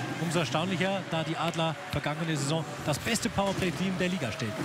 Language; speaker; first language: German; native; German